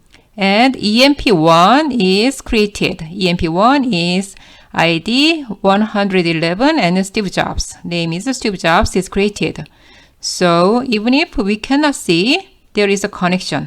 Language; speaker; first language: English; non-native, fluent; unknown